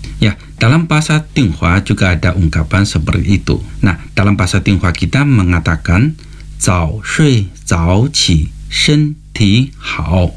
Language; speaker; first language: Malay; non-native, fluent; Chinese